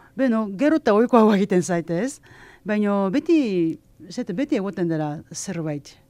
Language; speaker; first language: Basque; non-native, fluent; Japanese